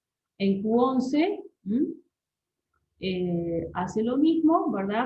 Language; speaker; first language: Spanish; native; Spanish